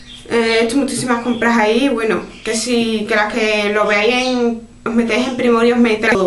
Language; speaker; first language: Spanish; native; Spanish